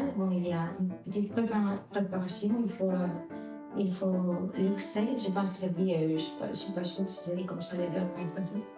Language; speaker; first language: French; non-native, fluent; Spanish